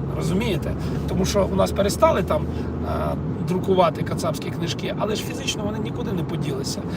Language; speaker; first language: Ukrainian; non-native, local second language; Russian